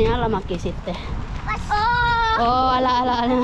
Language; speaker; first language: Finnish; non-native, learner; Filipino